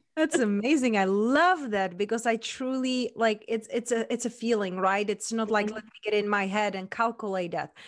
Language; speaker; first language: English; non-native, fluent; Czech